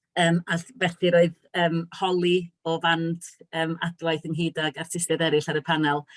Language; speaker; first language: Welsh; native; Welsh